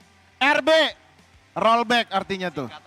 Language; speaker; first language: Indonesian; native; Indonesian